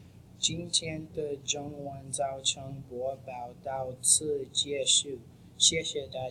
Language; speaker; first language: Chinese; non-native, learner; English